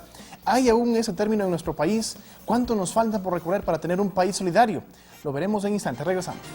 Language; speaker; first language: Spanish; native; Spanish